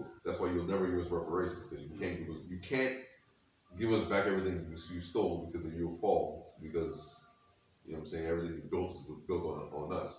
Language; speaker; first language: English; native; English